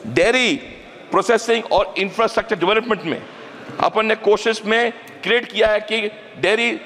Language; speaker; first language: Hindi; native; Hindi